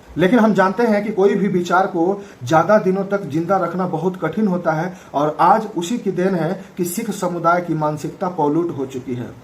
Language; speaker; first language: Hindi; native; Hindi